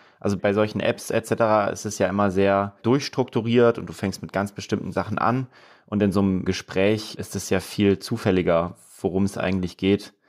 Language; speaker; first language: German; native; German